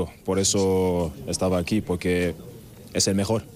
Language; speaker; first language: Spanish; non-native, learner; German